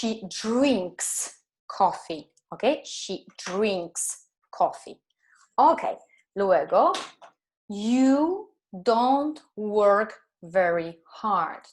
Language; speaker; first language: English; non-native, fluent; Spanish